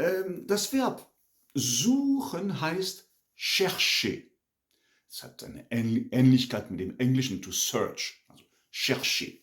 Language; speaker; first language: German; non-native, fluent; French